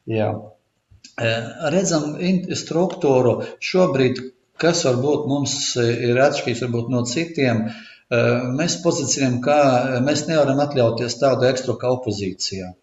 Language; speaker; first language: Latvian; non-native, local second language; Russian